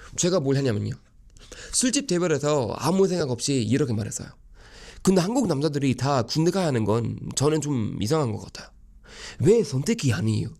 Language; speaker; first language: Korean; non-native, fluent; Swedish